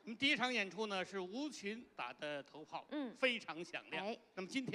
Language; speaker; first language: Chinese; native; Chinese